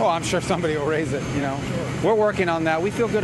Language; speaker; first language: English; native; English